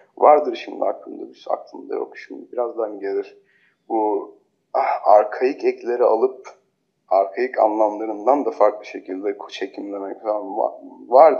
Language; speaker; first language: Turkish; native; Turkish